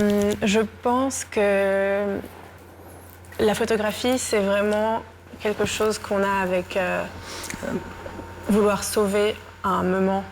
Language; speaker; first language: French; non-native, fluent; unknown